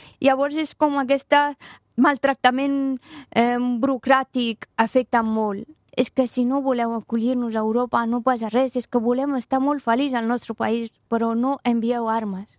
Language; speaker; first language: Catalan; non-native, fluent; Persian